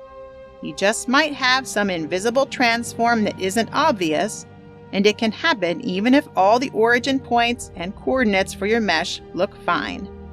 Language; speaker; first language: English; native; English